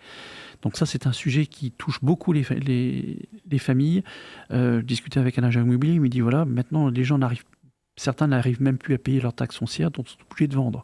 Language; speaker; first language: French; native; French